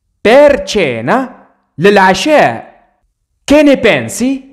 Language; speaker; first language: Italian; non-native, fluent; Arabic